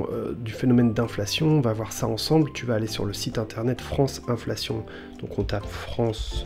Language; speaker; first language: French; native; French